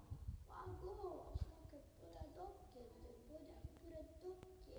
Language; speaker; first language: Norwegian; non-native, learner; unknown